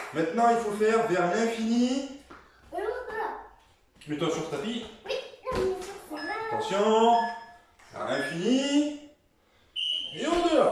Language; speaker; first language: French; native; French